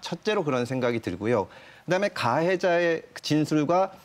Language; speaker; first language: Korean; native; Korean